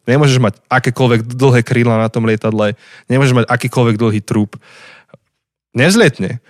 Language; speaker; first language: Slovak; native; Slovak